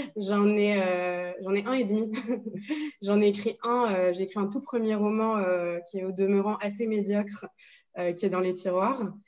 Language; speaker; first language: French; native; French